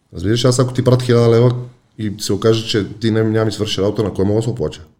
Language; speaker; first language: Bulgarian; native; Bulgarian